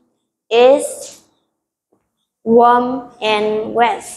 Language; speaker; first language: English; non-native, learner; Vietnamese